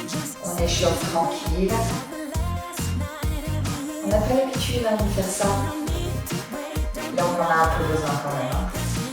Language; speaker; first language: French; native; French